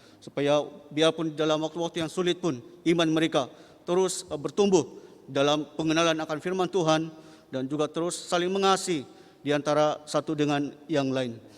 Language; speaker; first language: Malay; native; Malay